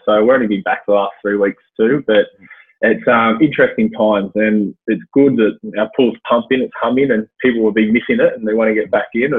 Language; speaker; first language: English; native; English